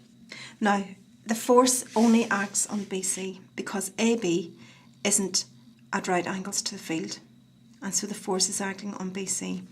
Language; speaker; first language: English; native; English